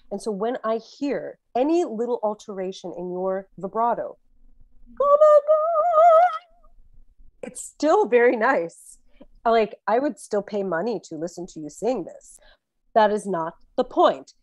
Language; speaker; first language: English; native; English